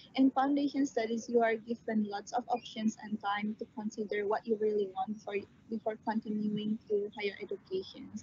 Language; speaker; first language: English; non-native, fluent; Indonesian